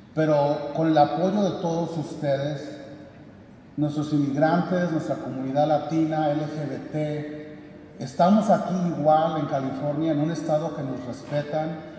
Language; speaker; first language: Spanish; early bilingual, heritage; Spanish